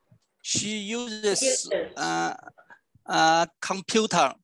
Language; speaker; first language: English; non-native, learner; Vietnamese